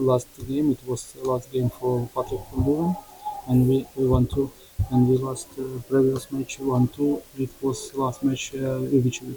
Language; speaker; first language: English; non-native, learner; Ukrainian